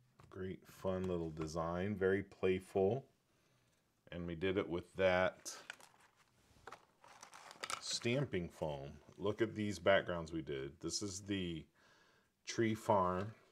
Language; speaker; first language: English; native; English